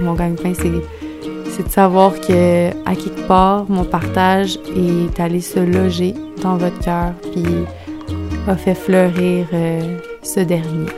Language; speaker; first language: French; native; French